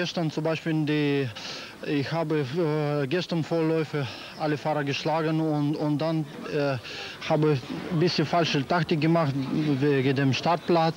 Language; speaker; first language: German; non-native, learner; Russian